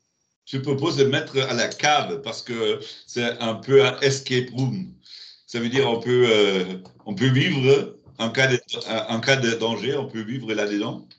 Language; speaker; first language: French; non-native, learner; German